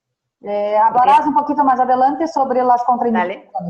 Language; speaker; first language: Spanish; non-native, fluent; Portuguese